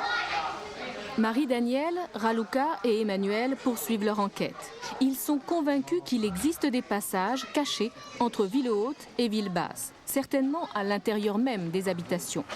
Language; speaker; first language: French; native; French